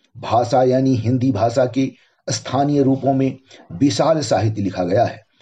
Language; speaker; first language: Hindi; native; Hindi